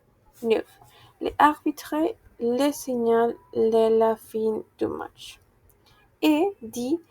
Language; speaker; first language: French; non-native, fluent; Spanish